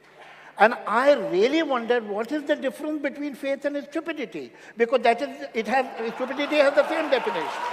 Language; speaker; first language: English; non-native, local second language; Hindi